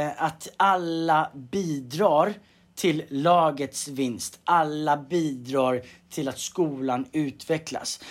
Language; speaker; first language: Swedish; native; Swedish